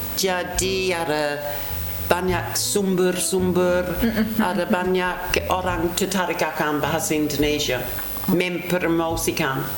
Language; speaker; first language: Indonesian; non-native, fluent; English